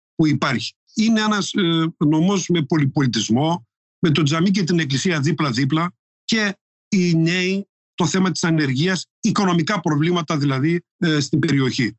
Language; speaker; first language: Greek; non-native, local second language; Turkish